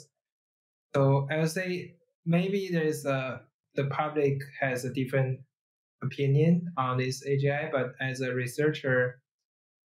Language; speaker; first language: English; non-native, fluent; Chinese